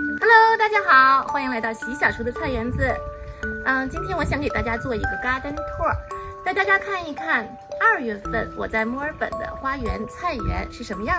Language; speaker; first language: Chinese; native; Chinese